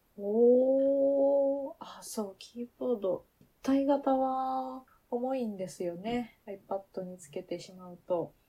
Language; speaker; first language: Japanese; native; Japanese